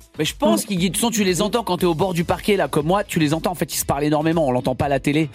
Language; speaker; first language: French; native; French